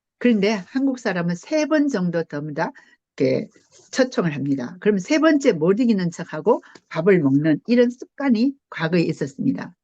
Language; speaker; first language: Korean; native; Korean